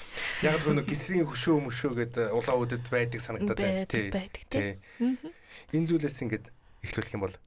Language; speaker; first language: Mongolian; native; Mongolian